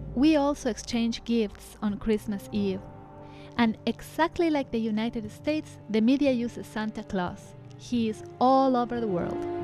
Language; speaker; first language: English; non-native, fluent; Spanish